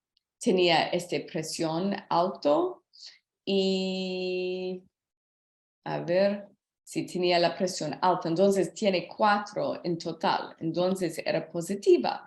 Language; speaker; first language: Spanish; non-native, learner; English